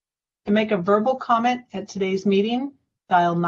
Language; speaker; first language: English; native; English